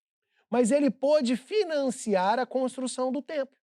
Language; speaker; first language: Portuguese; native; Portuguese